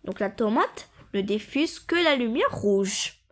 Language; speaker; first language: French; non-native, local second language; Arabic